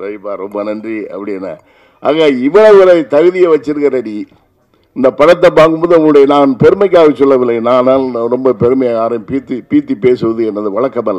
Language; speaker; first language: Tamil; native; Tamil